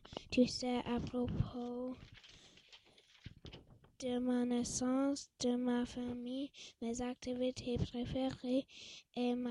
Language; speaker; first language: French; non-native, local second language; English